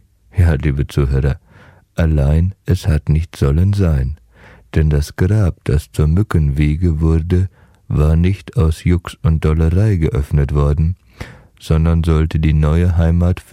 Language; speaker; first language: German; native; German